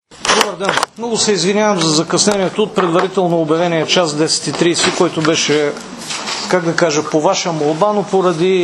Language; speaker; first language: Bulgarian; native; Bulgarian